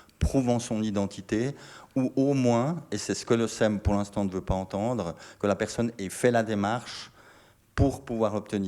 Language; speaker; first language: French; native; French